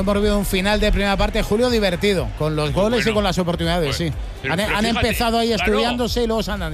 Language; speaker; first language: Spanish; native; Spanish